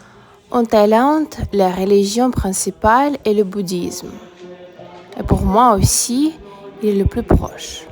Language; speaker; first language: French; non-native, fluent; Russian